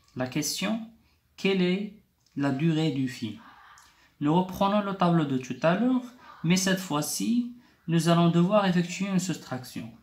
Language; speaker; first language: French; non-native, local second language; Arabic